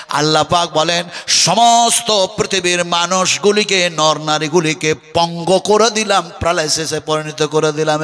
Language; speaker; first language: Bangla; non-native, local second language; Urdu